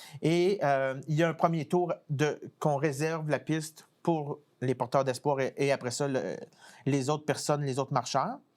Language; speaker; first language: French; native; French